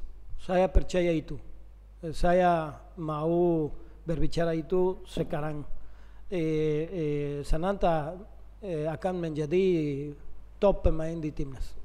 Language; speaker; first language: Indonesian; non-native, learner; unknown